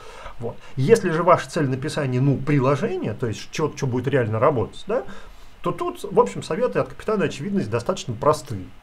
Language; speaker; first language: Russian; native; Russian